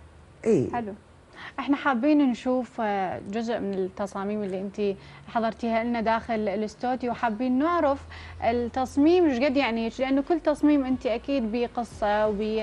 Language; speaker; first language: Arabic; native; Arabic